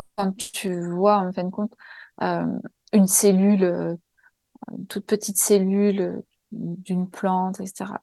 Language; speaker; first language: French; native; French